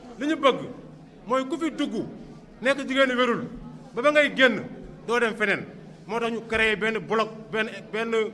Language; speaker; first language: Wolof; native; Wolof